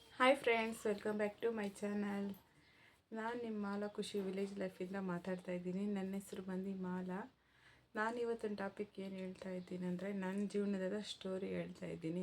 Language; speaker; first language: Kannada; non-native, local second language; Telugu